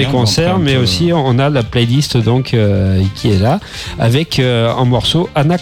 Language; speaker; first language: French; native; French